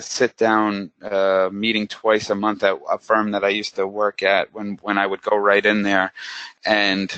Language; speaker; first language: English; native; English